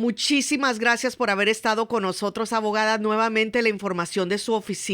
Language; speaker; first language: Spanish; native; Spanish